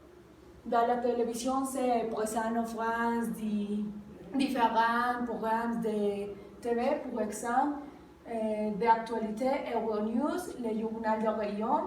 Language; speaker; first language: French; non-native, learner; Spanish